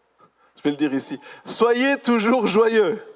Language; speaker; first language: French; native; French